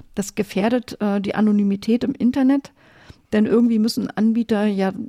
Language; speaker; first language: German; native; German